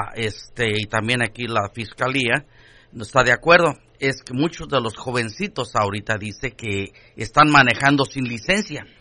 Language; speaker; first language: Spanish; native; Spanish